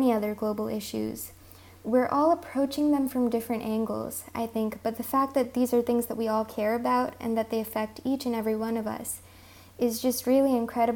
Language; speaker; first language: English; early bilingual, other home language; Hindi